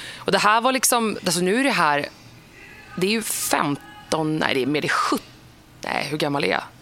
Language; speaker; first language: Swedish; native; Swedish